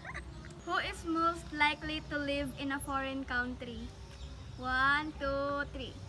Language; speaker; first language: English; non-native, local second language; Filipino